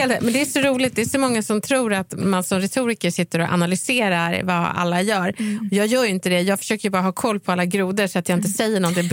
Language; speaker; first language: Swedish; native; Swedish